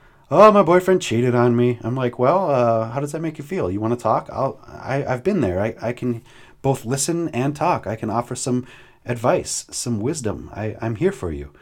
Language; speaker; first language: English; native; English